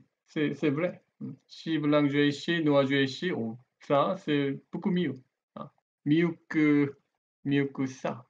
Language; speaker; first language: French; non-native, learner; Korean